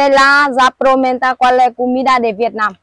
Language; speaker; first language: Portuguese; non-native, learner; Vietnamese